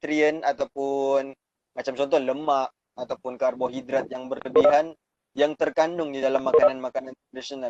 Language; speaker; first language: Malay; native; Malay